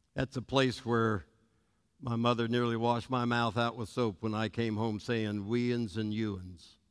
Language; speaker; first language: English; native; English